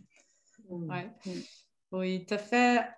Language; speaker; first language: French; non-native, fluent; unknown